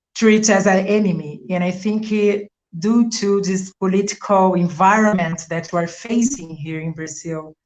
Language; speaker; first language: English; non-native, fluent; Portuguese